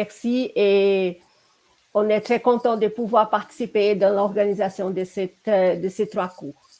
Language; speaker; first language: French; non-native, fluent; Portuguese